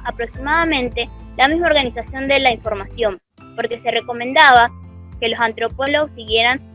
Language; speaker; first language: Spanish; native; Spanish